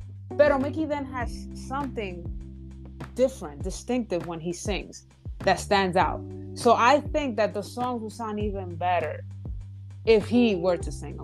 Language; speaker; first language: English; early bilingual, other home language; Spanish